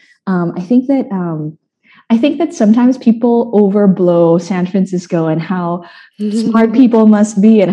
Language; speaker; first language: English; non-native, local second language; Filipino